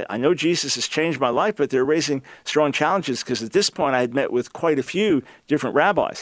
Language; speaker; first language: English; native; English